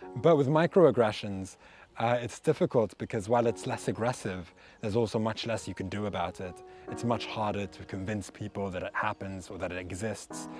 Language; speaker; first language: English; native; English